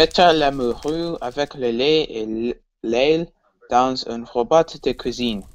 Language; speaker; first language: French; non-native, learner; English